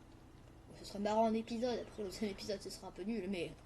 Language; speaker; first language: French; native; French